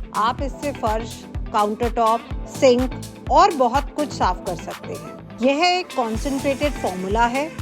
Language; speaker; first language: Hindi; non-native, local second language; Bangla